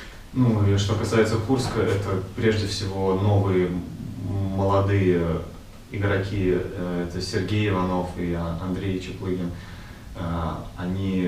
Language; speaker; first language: Russian; native; Russian